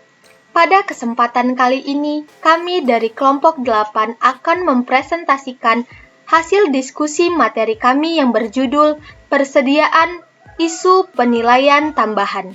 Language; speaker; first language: Indonesian; native; Indonesian